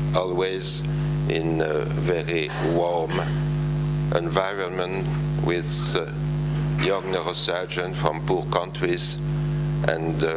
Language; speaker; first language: English; non-native, fluent; French